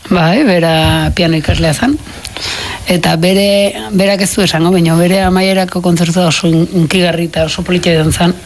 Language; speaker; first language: Basque; native; Basque